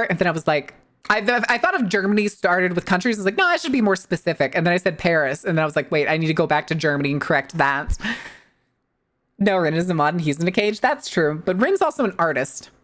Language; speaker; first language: English; native; English